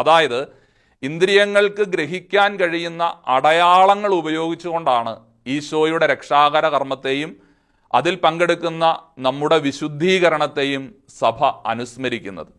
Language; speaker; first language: Malayalam; native; Malayalam